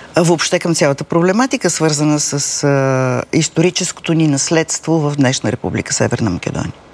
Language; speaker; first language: Bulgarian; native; Bulgarian